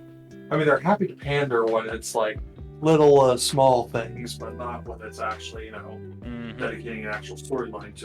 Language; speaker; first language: English; native; English